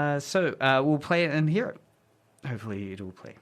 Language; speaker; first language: English; native; English